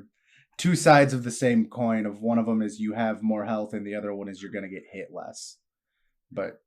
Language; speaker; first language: English; native; English